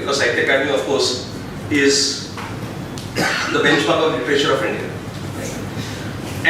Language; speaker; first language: English; non-native, local second language; Hindi